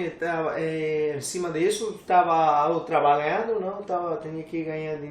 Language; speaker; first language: Portuguese; non-native, learner; English